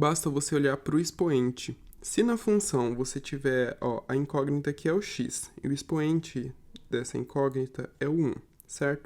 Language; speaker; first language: Portuguese; native; Portuguese